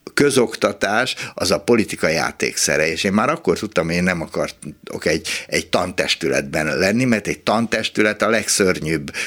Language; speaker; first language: Hungarian; native; Hungarian